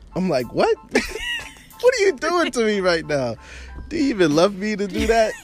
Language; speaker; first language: English; early bilingual, other home language; Haitian Creole